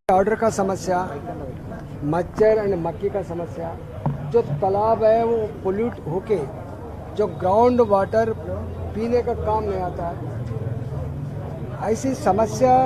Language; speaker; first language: Hindi; non-native, local second language; Telugu